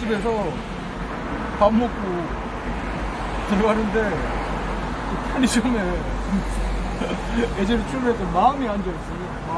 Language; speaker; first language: Korean; native; Korean